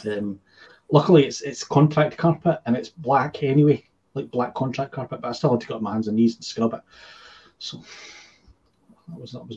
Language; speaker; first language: English; native; English